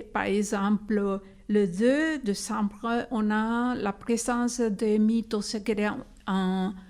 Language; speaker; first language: French; non-native, fluent; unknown